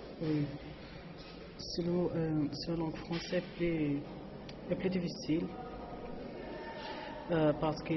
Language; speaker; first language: French; non-native, learner; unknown